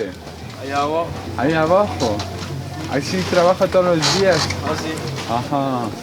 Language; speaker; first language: Spanish; non-native, learner; Korean